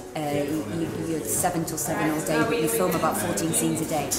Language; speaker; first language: English; native; English